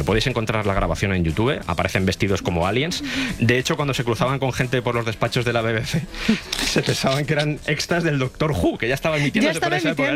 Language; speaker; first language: Spanish; native; Spanish